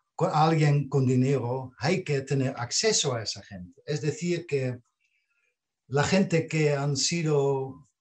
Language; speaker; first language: Spanish; non-native, fluent; Dutch